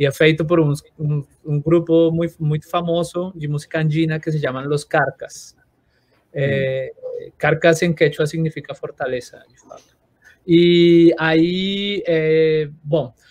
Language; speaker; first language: Portuguese; non-native, fluent; Spanish